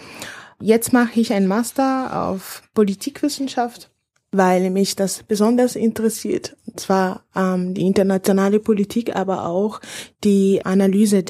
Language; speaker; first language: German; non-native, fluent; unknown